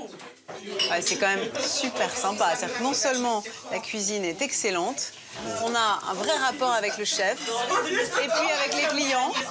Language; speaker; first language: French; native; French